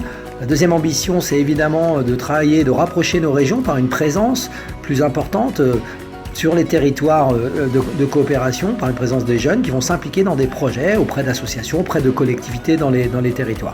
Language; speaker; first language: French; native; French